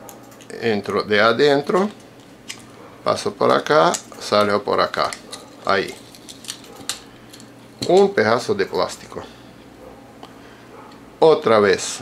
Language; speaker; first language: Spanish; non-native, fluent; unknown